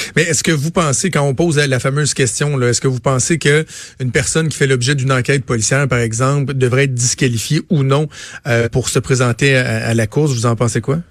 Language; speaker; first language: French; native; French